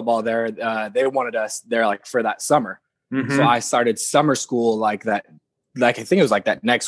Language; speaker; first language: English; native; English